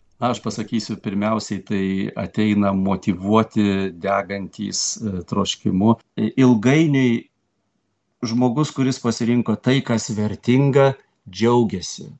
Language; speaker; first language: Lithuanian; native; Lithuanian